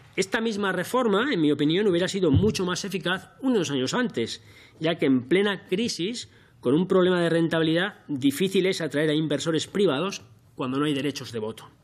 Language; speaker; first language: Spanish; native; Spanish